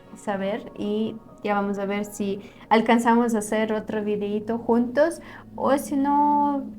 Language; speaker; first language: Spanish; non-native, fluent; Ukrainian